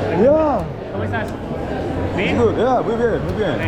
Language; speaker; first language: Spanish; non-native, learner; Korean